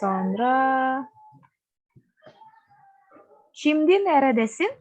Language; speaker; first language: Turkish; non-native, fluent; Indonesian